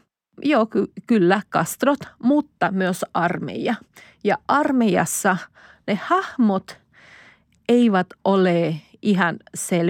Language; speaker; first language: Finnish; non-native, fluent; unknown